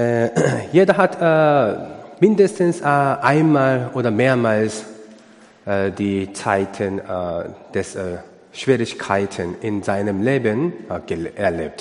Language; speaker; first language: German; non-native, learner; Korean